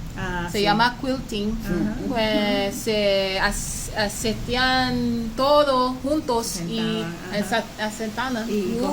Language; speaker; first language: Spanish; early bilingual, heritage; English